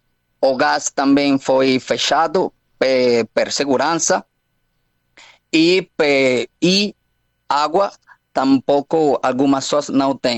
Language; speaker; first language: Portuguese; non-native, fluent; Spanish